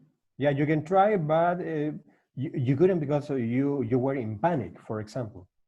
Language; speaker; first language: English; non-native, learner; Spanish